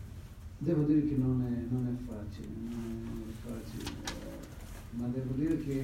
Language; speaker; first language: Italian; non-native, fluent; Portuguese